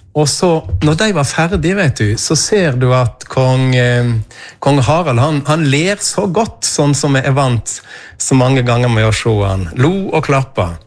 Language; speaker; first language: Norwegian; native; Norwegian